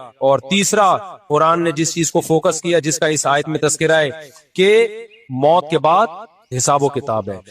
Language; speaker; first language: Urdu; native; Urdu